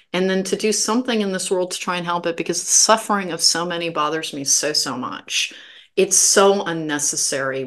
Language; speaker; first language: English; native; English